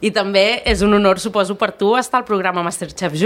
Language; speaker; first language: Catalan; native; Catalan